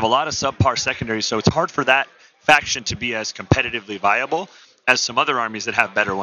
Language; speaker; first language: English; native; English